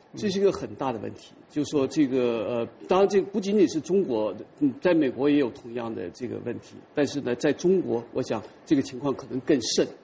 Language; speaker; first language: Chinese; native; Chinese